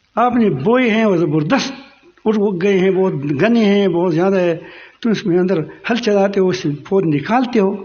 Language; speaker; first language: Urdu; non-native, local second language; Pashto